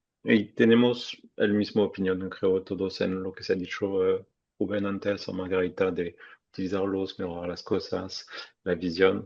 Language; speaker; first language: Spanish; non-native, fluent; French